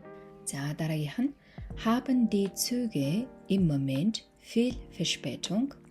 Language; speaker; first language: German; non-native, fluent; Mongolian